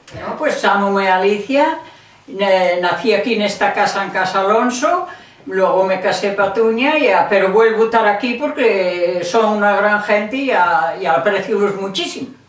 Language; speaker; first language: Asturian; native; Asturian